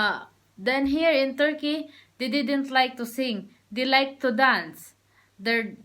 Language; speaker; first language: English; non-native, learner; Filipino